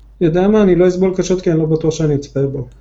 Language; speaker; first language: Hebrew; native; Hebrew